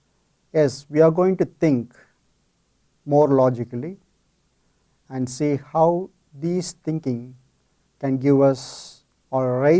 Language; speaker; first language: English; non-native, fluent; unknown